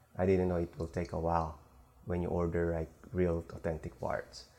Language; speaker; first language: English; non-native, local second language; Filipino